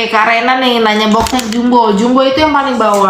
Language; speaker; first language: Indonesian; native; Indonesian